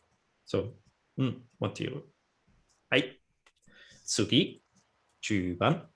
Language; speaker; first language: Japanese; non-native, fluent; English